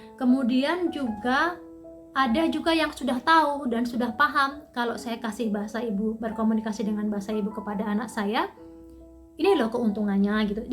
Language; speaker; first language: Indonesian; native; Indonesian